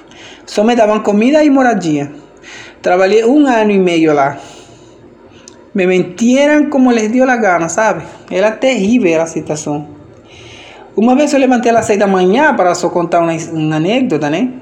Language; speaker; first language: Portuguese; non-native, fluent; Spanish